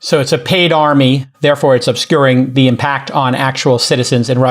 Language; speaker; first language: English; native; English